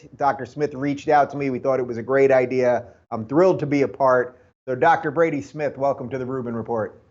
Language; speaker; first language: English; native; English